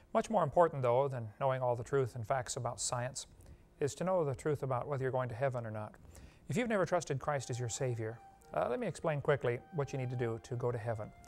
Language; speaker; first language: English; native; English